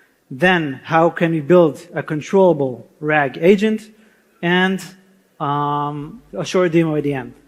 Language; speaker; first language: English; non-native, fluent; Hebrew